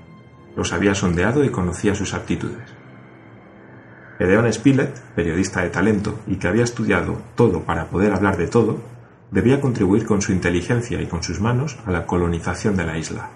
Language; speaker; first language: Spanish; native; Spanish